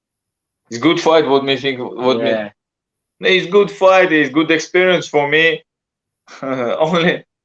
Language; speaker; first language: English; non-native, learner; Russian